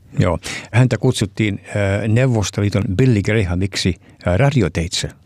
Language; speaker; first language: Finnish; early bilingual, heritage; Finnish